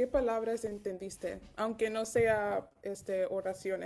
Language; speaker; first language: Spanish; early bilingual, heritage; Spanish